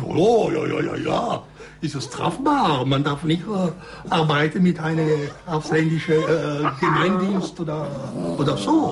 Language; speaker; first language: German; non-native, learner; Bulgarian